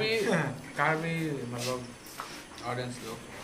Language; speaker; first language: Hindi; non-native, local second language; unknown